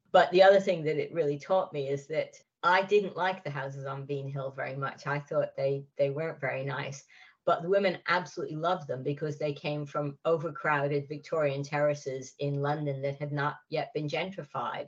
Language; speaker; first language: English; native; English